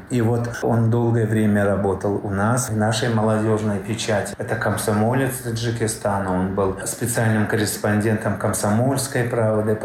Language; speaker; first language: Russian; non-native, local second language; Tajik